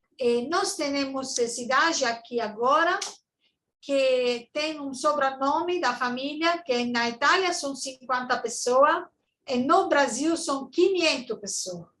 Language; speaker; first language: Portuguese; non-native, learner; Italian